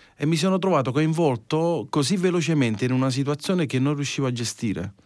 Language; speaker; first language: Italian; native; Italian